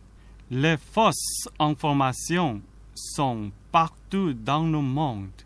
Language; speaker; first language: French; non-native, fluent; Korean